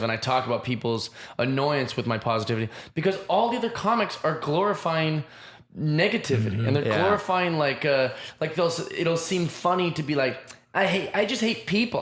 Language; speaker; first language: English; native; English